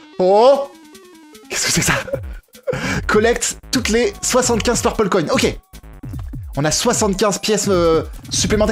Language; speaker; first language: French; native; French